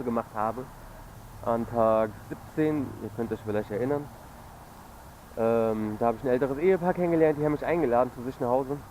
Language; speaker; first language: German; native; German